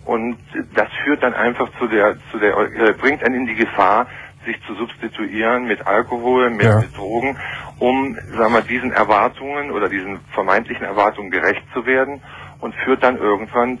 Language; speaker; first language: German; native; German